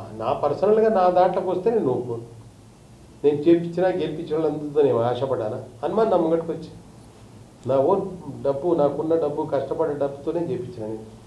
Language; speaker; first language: Telugu; native; Telugu